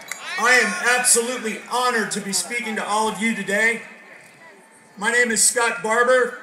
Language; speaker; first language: English; native; English